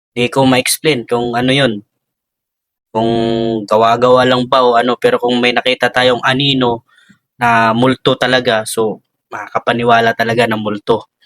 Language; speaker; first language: Filipino; native; Filipino